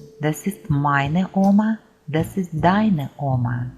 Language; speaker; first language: German; non-native, fluent; Ukrainian